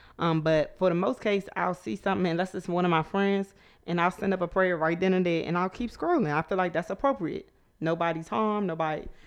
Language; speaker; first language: English; native; English